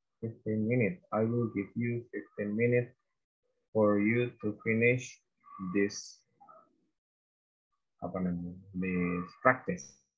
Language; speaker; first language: English; non-native, fluent; Indonesian